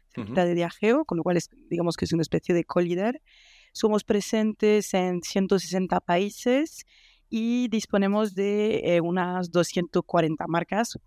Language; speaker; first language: Spanish; non-native, fluent; French